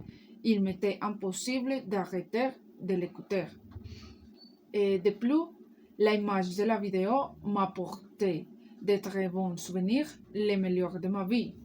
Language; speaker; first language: French; non-native, learner; Spanish